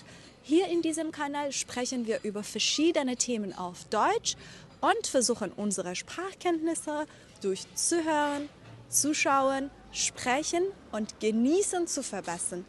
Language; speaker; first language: German; non-native, fluent; Persian